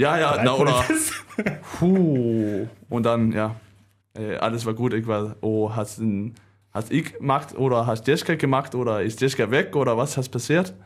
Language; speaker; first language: German; non-native, learner; Danish